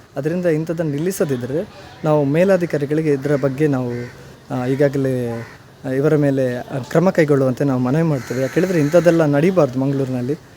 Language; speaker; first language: Kannada; non-native, local second language; Tulu